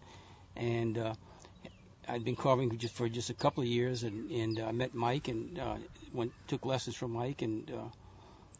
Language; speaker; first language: English; native; English